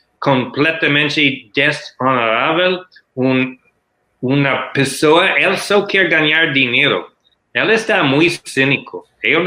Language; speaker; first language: Portuguese; non-native, learner; English